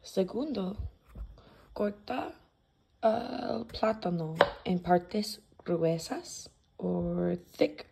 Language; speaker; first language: Spanish; non-native, learner; English